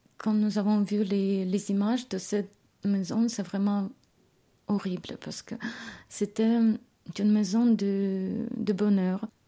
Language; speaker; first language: French; non-native, fluent; Ukrainian